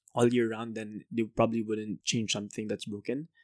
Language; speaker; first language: English; non-native, local second language; Filipino